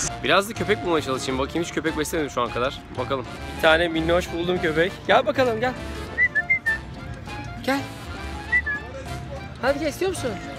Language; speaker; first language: Turkish; native; Turkish